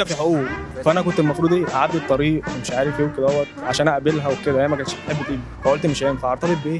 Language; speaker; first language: Arabic; native; Arabic